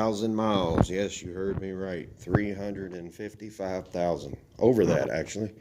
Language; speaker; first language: English; native; English